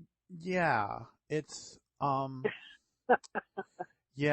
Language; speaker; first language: English; native; English